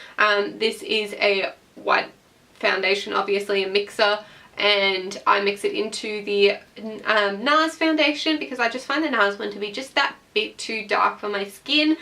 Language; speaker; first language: English; native; English